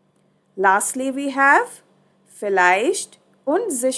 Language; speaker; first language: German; non-native, fluent; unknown